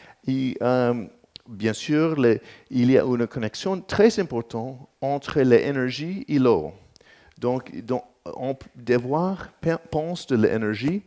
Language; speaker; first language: French; non-native, learner; English